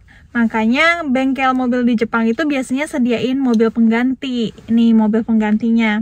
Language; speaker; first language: Indonesian; native; Indonesian